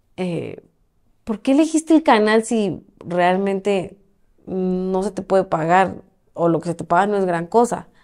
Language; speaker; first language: Spanish; native; Spanish